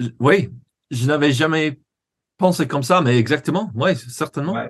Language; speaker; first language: French; non-native, fluent; English